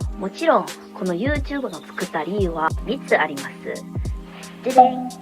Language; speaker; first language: Japanese; non-native, fluent; Indonesian